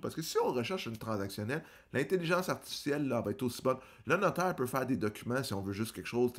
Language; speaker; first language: French; native; French